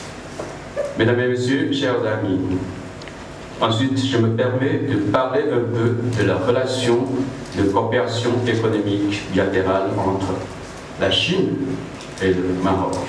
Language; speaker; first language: French; non-native, fluent; Chinese